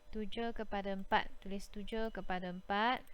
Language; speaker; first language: Malay; native; Malay